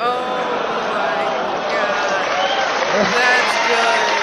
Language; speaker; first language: English; native; English